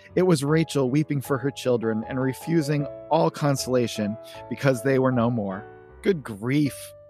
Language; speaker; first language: English; native; English